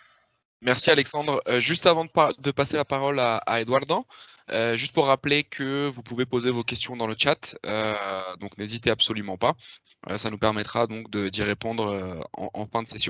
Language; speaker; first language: French; native; French